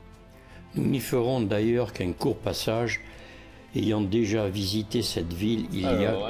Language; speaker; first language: French; native; French